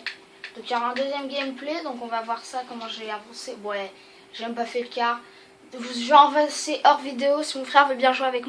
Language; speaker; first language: French; native; French